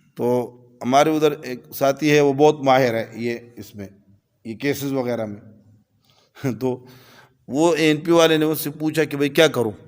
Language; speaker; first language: Urdu; non-native, local second language; Pashto